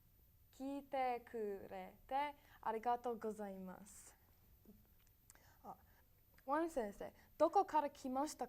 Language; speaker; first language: Japanese; non-native, learner; English